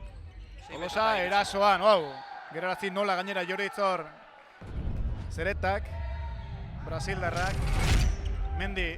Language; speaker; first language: Basque; native; Basque